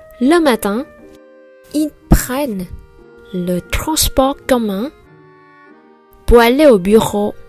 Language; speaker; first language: French; non-native, fluent; Vietnamese